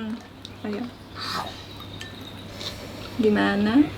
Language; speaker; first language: Indonesian; non-native, learner; Uzbek